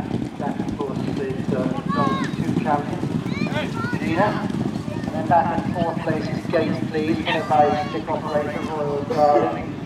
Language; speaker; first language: English; native; English